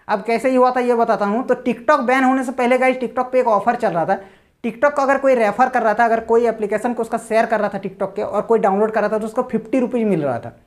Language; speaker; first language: Hindi; native; Hindi